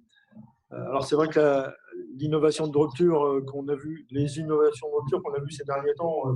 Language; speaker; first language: French; native; French